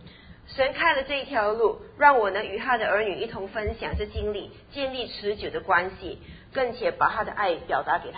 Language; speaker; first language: Chinese; native; Chinese